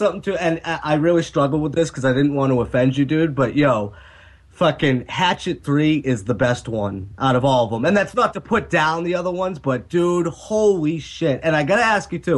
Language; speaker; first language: English; native; English